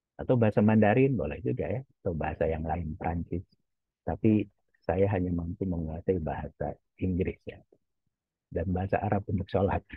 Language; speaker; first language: Indonesian; non-native, local second language; Javanese